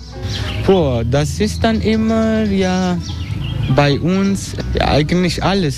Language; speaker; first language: German; non-native, learner; Turkish